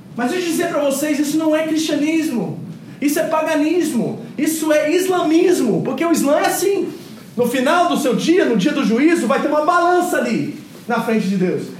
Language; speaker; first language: Portuguese; early bilingual, other home language; English